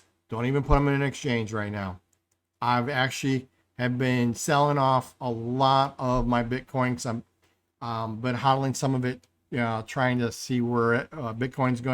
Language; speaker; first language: English; native; English